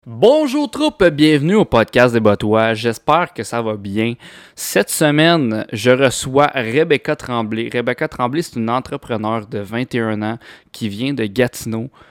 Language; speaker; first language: French; native; French